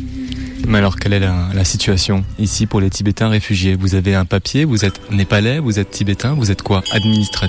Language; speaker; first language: French; native; French